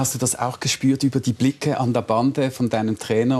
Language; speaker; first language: German; native; German